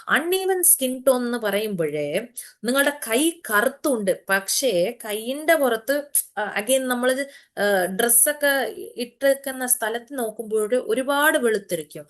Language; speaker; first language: Malayalam; early bilingual, heritage; Malayalam